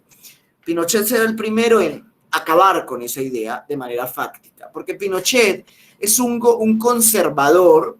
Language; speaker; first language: Spanish; native; Spanish